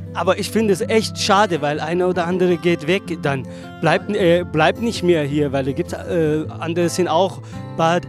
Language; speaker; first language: German; non-native, learner; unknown